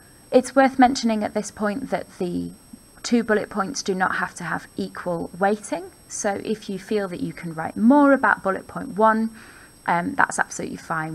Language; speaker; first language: English; native; English